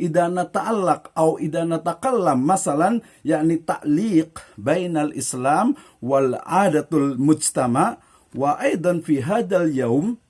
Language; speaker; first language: Arabic; non-native, fluent; Indonesian